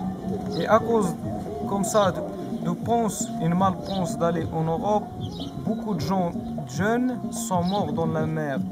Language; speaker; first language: French; non-native, learner; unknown